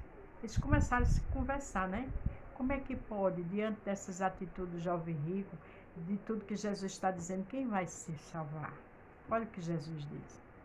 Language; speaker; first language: Portuguese; native; Portuguese